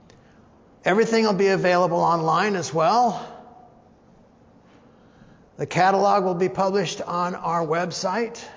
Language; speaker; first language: English; native; English